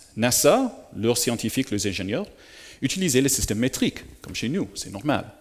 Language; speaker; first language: French; native; French